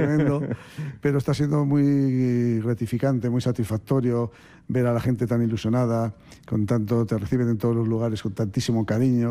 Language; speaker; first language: Spanish; native; Spanish